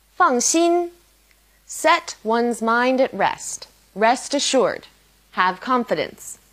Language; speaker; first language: English; native; English